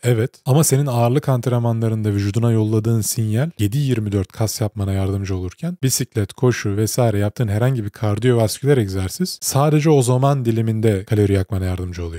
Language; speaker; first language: Turkish; native; Turkish